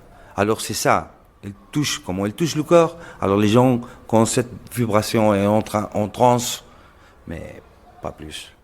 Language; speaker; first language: French; non-native, local second language; Arabic